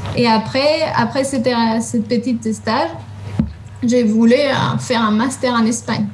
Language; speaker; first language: French; non-native, fluent; Spanish